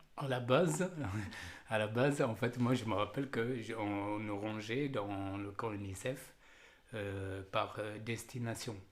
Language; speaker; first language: French; early bilingual, other home language; Amharic